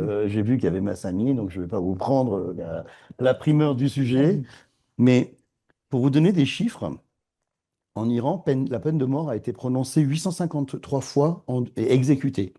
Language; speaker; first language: French; non-native, fluent; Persian